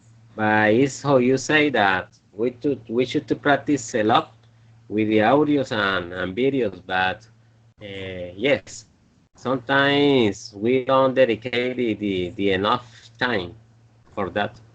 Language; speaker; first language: English; non-native, learner; Spanish